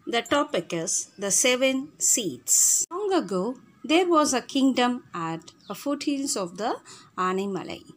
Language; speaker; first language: English; non-native, local second language; Tamil